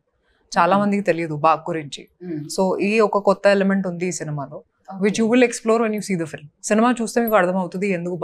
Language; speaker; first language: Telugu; non-native, fluent; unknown